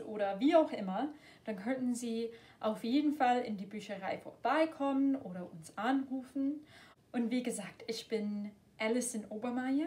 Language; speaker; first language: German; non-native, fluent; English